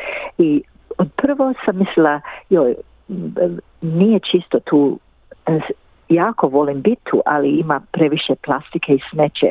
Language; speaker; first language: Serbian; early bilingual, heritage; English